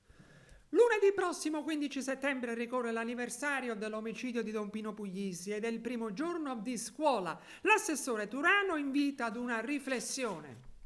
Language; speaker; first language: Italian; native; Italian